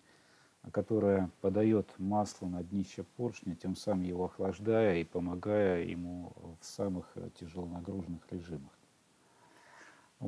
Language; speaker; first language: Russian; native; Russian